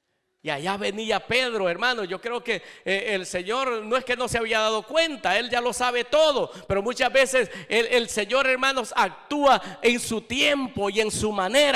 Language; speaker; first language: Spanish; native; Spanish